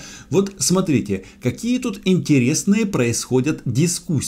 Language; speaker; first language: Russian; native; Russian